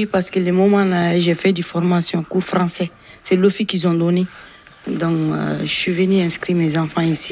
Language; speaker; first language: French; non-native, learner; Bambara